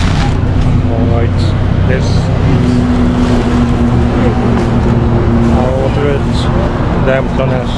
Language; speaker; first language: English; non-native, learner; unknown